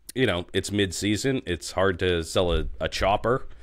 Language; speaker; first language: English; native; English